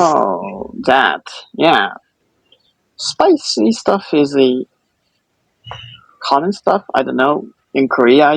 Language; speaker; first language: English; non-native, fluent; Japanese